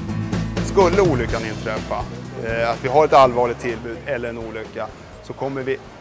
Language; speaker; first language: Swedish; native; Swedish